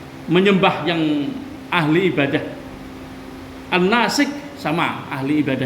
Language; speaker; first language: Indonesian; non-native, local second language; Javanese